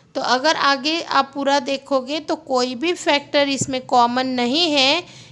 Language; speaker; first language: Hindi; non-native, local second language; Marathi